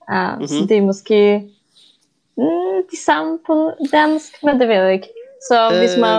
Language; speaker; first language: Danish; non-native, fluent; Polish